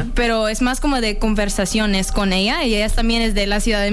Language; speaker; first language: Spanish; non-native, learner; English